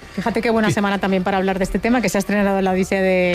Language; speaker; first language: Spanish; native; Spanish